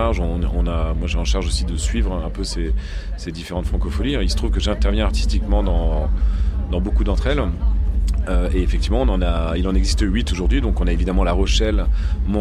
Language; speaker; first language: French; native; French